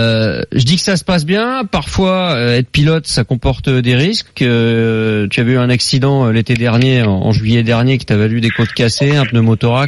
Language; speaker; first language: French; native; French